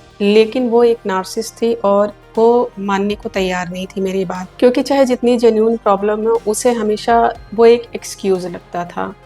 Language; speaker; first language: Hindi; native; Hindi